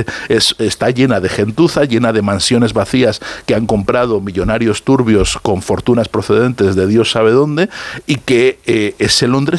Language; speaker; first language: Spanish; native; Spanish